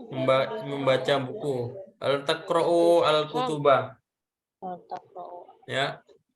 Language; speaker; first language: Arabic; non-native, fluent; Indonesian